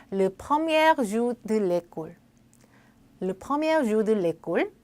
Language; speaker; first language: French; non-native, fluent; Korean